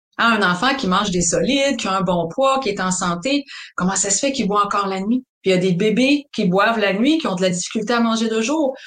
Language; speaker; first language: French; native; French